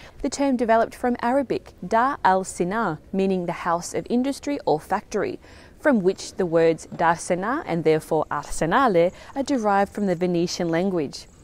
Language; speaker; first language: English; native; English